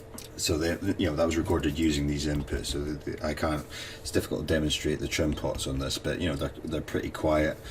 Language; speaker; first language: English; native; English